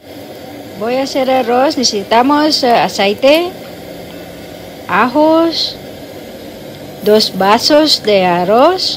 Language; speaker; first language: Spanish; non-native, learner; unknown